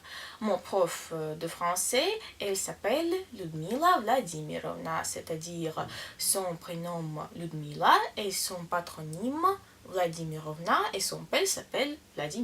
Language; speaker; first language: French; non-native, learner; Russian